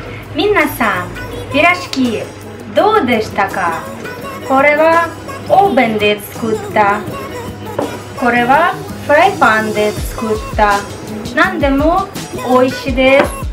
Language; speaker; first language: Japanese; non-native, learner; Russian